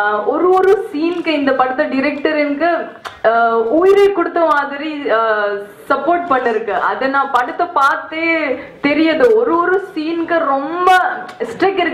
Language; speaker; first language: Tamil; non-native, learner; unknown